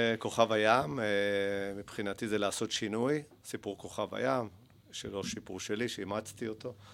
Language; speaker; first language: Hebrew; early bilingual, other home language; Spanish